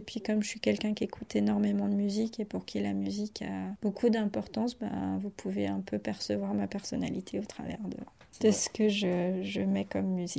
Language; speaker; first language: French; native; French